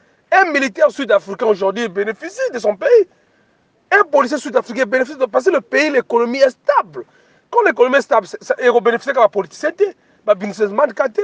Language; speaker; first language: French; non-native, local second language; Lingala